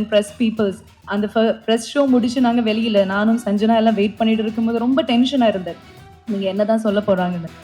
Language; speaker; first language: Tamil; non-native, fluent; Malayalam